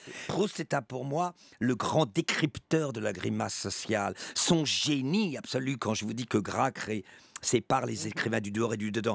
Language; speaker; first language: French; native; French